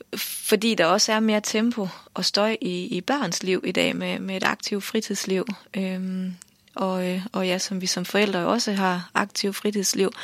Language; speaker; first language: Danish; native; Danish